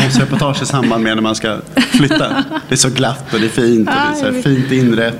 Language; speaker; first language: Swedish; native; Swedish